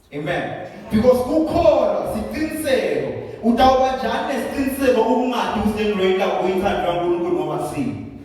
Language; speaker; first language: Zulu; non-native, local second language; South Ndebele